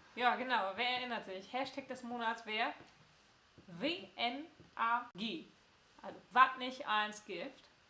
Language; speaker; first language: German; native; German